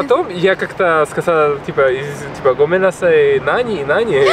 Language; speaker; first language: Russian; non-native, fluent; Spanish